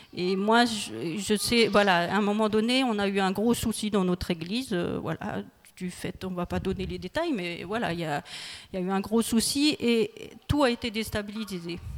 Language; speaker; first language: French; native; French